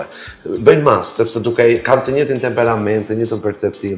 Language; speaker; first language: Albanian; native; Albanian